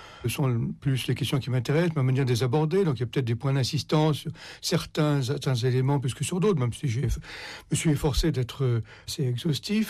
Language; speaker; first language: French; native; French